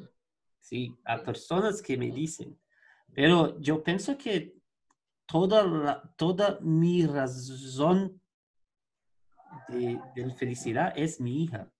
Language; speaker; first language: Spanish; non-native, learner; Portuguese